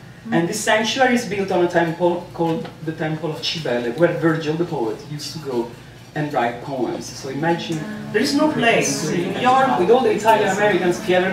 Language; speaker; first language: English; non-native, fluent; Italian